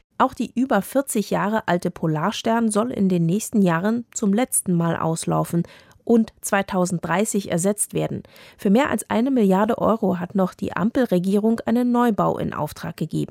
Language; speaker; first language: German; native; German